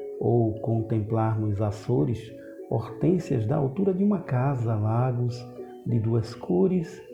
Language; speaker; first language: Portuguese; native; Portuguese